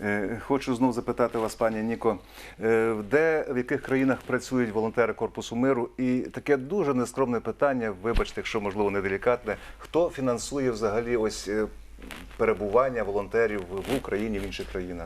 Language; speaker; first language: Ukrainian; native; Ukrainian